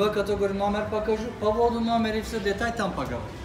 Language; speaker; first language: Russian; non-native, learner; Turkish